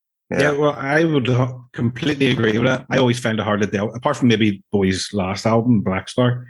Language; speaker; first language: English; native; English